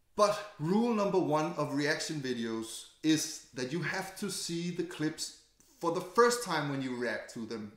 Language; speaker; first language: English; non-native, fluent; Danish